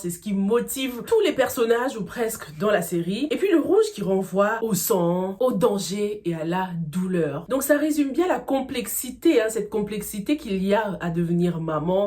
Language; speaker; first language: French; native; French